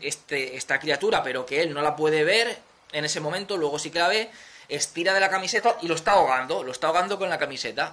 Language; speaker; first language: Spanish; native; Spanish